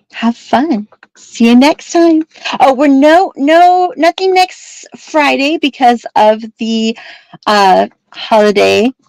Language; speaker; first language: English; native; English